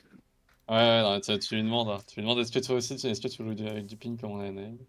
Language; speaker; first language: French; native; French